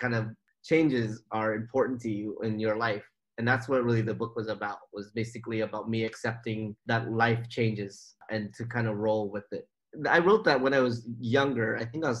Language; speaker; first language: English; native; English